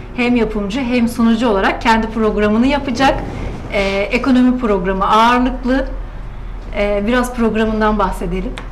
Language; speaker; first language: Turkish; native; Turkish